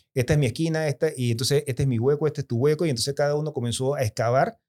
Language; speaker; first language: Spanish; native; Spanish